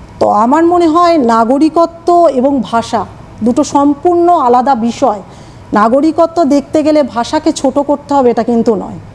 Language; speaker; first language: Bangla; native; Bangla